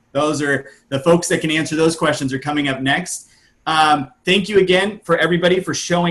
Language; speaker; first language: English; native; English